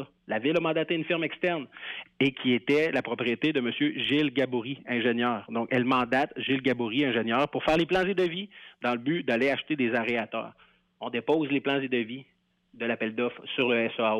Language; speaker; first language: French; native; French